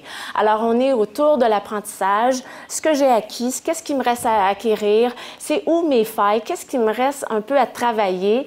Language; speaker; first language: French; native; French